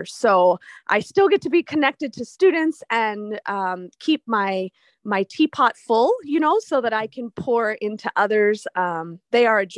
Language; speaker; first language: English; native; English